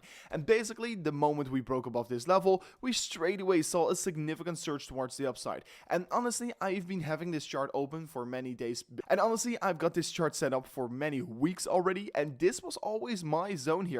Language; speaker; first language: English; non-native, fluent; Dutch